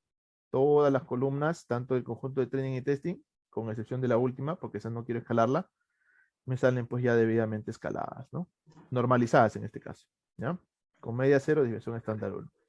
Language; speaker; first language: Spanish; native; Spanish